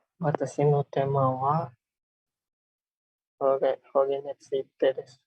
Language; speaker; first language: Japanese; non-native, learner; Indonesian